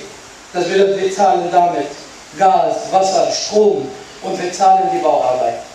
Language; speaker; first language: German; non-native, fluent; Arabic